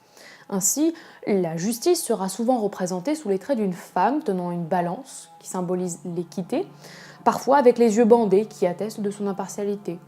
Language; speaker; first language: French; native; French